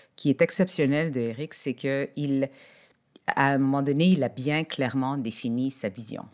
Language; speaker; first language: French; native; French